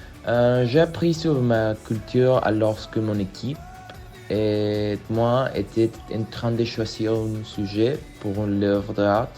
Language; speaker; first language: French; non-native, learner; Spanish